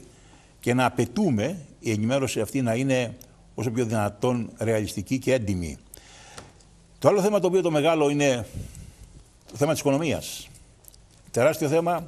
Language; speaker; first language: Greek; native; Greek